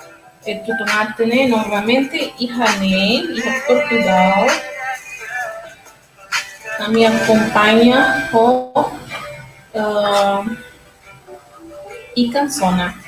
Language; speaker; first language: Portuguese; non-native, local second language; Tetum